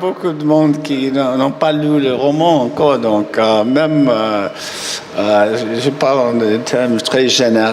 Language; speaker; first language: French; non-native, fluent; English